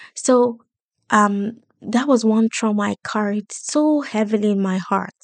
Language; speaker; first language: English; non-native, local second language; Yoruba